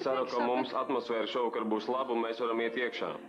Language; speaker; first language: Latvian; native; Latvian